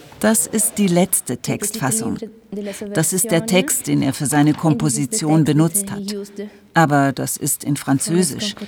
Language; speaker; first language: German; non-native, learner; English